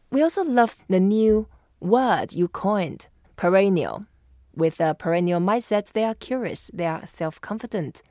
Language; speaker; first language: English; non-native, fluent; Chinese